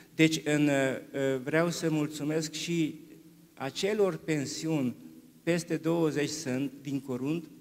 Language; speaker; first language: Romanian; non-native, local second language; Hungarian